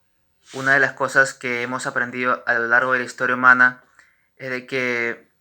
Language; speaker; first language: Spanish; native; Spanish